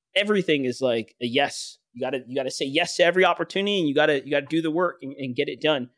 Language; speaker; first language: English; native; English